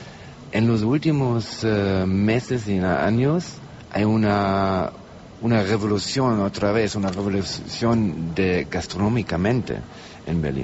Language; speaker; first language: Spanish; non-native, learner; German